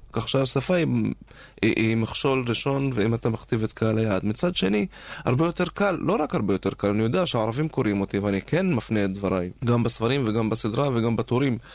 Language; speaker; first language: Hebrew; non-native, local second language; Arabic